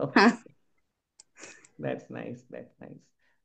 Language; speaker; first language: English; non-native, local second language; Marathi